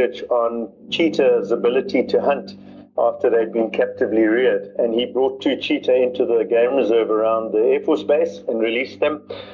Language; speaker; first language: English; native; English